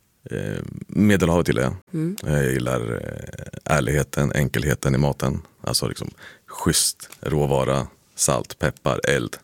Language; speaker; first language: Swedish; native; Swedish